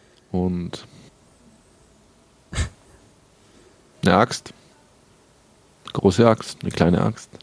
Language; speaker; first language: German; native; German